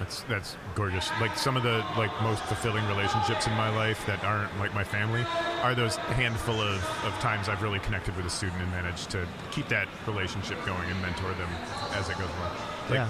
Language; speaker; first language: English; native; English